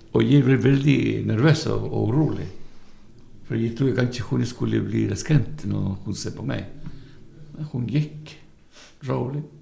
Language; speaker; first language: Norwegian; non-native, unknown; Spanish